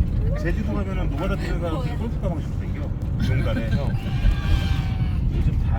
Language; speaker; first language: Korean; native; Korean